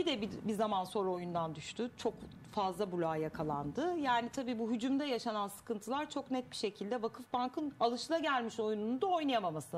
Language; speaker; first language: Turkish; native; Turkish